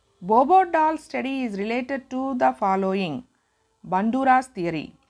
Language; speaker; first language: English; non-native, local second language; Telugu